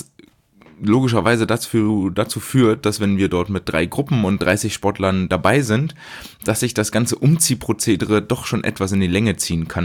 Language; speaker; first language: German; native; German